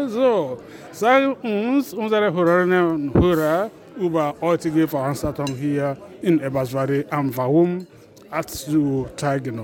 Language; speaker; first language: German; non-native, fluent; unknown